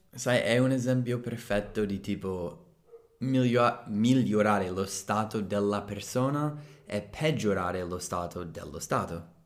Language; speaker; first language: Italian; non-native, fluent; English